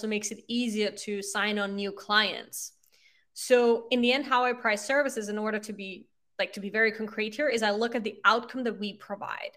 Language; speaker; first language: English; non-native, fluent; German